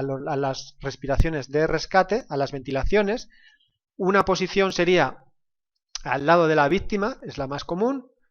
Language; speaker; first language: Spanish; native; Spanish